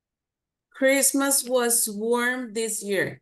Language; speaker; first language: English; non-native, learner; Spanish